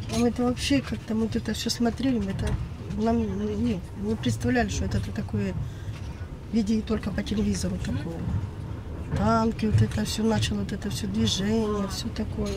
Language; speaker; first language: Russian; native; Russian